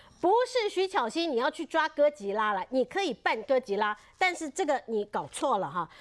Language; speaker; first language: Chinese; native; Chinese